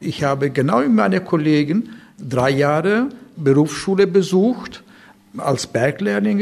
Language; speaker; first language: German; non-native, learner; Turkish